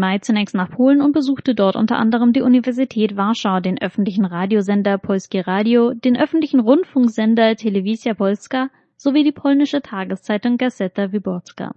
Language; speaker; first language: German; native; German